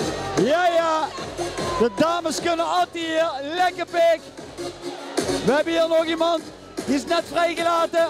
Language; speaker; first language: Dutch; native; Dutch